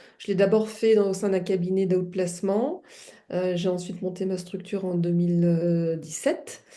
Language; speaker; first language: French; native; French